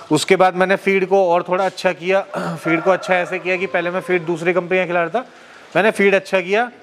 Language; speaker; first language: Hindi; native; Hindi